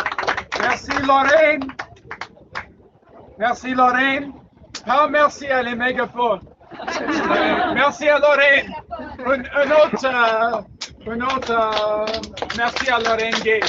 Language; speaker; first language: French; non-native, learner; English